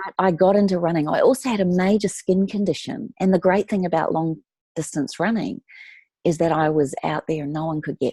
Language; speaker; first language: English; native; English